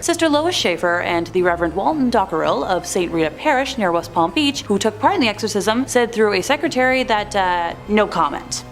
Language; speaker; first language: English; native; English